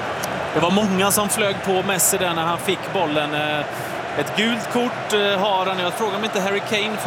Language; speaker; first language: Swedish; native; Swedish